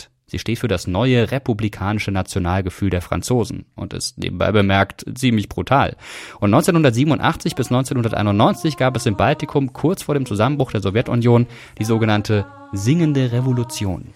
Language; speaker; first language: German; native; German